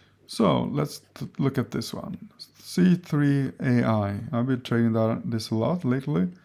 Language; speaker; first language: English; non-native, fluent; Swedish